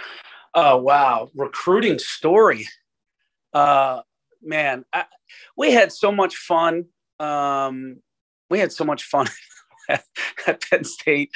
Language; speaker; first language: English; native; English